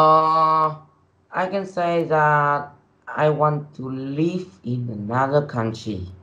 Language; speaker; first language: English; non-native, learner; Vietnamese